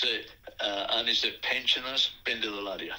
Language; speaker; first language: Greek; early bilingual, heritage; Greek